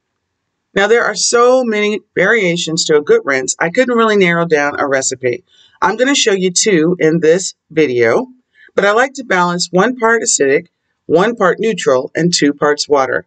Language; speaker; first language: English; native; English